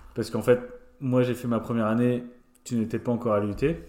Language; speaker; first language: French; native; French